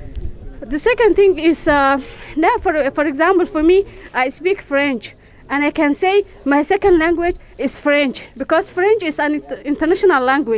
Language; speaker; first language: English; non-native, fluent; Somali